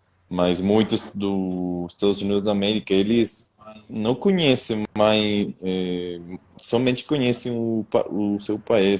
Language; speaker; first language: Portuguese; non-native, fluent; Spanish